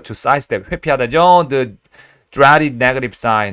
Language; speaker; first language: English; non-native, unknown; Korean